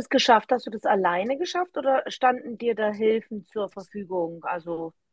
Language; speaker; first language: German; native; German